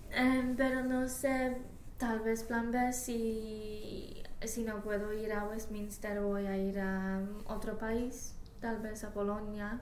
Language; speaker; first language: Spanish; non-native, fluent; Polish